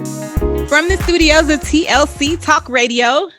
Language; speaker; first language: English; native; English